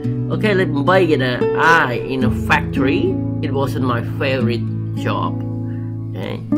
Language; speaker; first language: English; non-native, fluent; Khmer